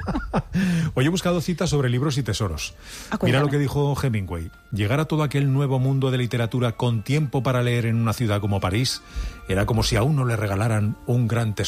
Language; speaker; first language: Spanish; native; Spanish